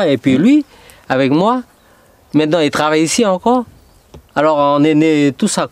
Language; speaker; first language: French; early bilingual, heritage; Vietnamese